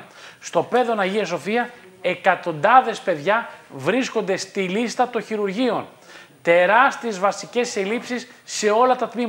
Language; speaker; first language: Greek; native; Greek